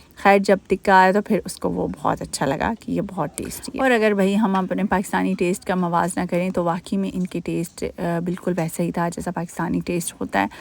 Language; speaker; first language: Urdu; native; Urdu